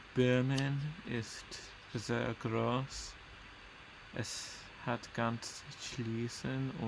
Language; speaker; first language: German; non-native, learner; English